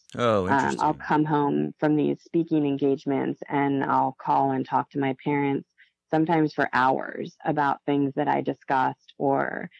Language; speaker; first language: English; native; English